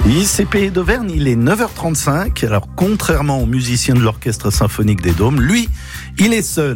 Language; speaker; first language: French; native; French